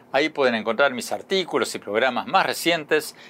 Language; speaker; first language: Spanish; native; Spanish